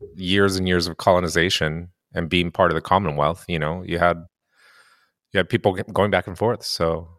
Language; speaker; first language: English; early bilingual, other home language; Japanese